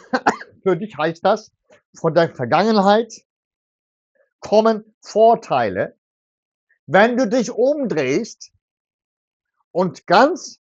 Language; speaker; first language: German; non-native, fluent; Turkish